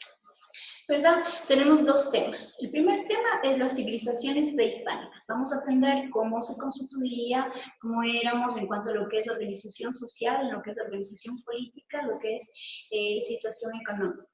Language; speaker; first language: Spanish; native; Spanish